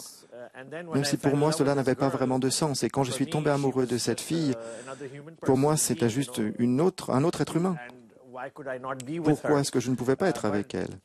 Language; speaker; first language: French; non-native, fluent; Urdu